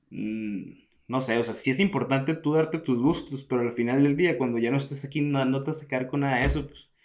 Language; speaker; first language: Spanish; native; Spanish